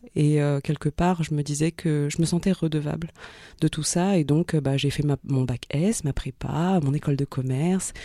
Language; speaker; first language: French; native; French